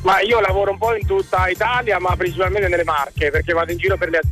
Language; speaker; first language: Italian; native; Italian